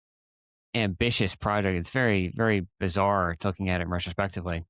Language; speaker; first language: English; native; English